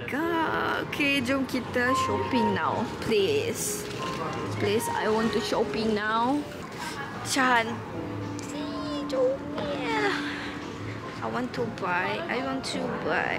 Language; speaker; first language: English; non-native, learner; Malay